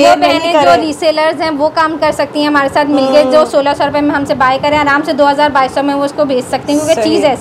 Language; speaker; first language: Urdu; native; Urdu